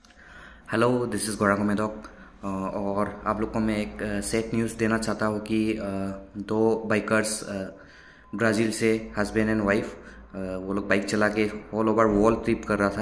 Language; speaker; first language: Hindi; non-native, local second language; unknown